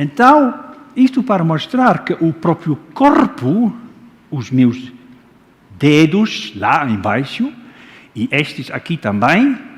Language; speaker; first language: Portuguese; non-native, fluent; Dutch